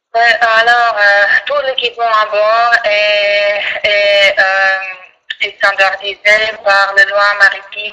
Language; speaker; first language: French; non-native, fluent; Croatian